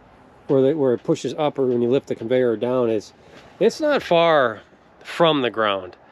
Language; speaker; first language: English; native; English